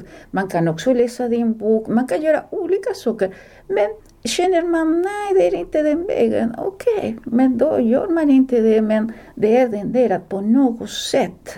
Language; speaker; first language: Swedish; non-native, fluent; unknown